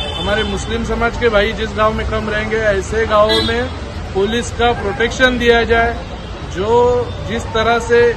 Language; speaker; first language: Hindi; non-native, local second language; Marathi